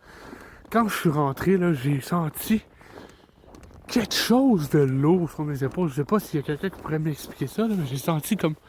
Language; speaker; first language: French; native; French